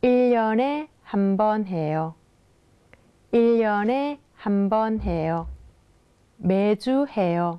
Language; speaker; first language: Korean; non-native, fluent; Thai